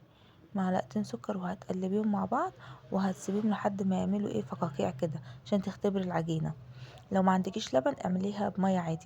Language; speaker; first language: Arabic; native; Arabic